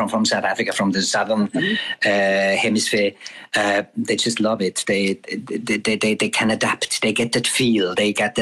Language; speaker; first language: English; non-native, fluent; German